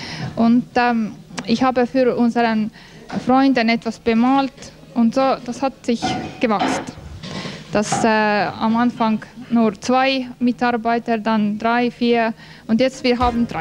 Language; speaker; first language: German; non-native, learner; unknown